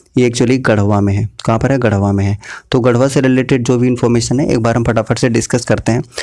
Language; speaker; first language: Hindi; native; Hindi